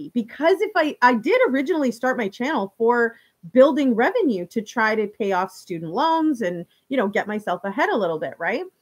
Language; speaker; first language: English; native; English